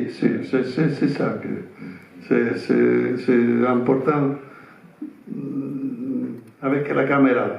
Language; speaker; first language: French; non-native, fluent; Italian